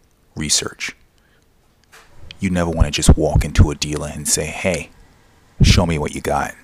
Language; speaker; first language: English; native; English